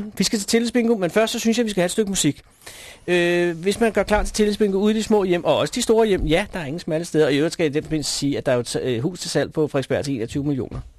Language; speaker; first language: Danish; native; Danish